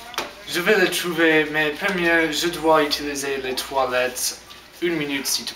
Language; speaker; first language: French; non-native, learner; English